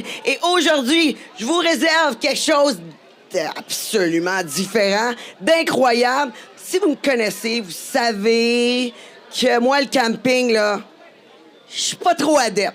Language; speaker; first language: French; native; French